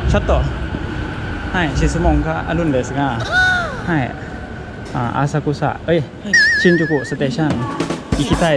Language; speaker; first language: Japanese; non-native, learner; Thai